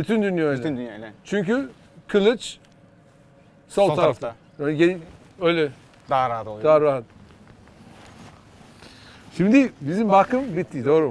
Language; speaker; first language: Turkish; non-native, learner; English